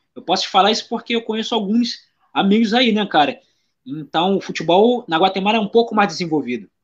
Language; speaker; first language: Portuguese; native; Portuguese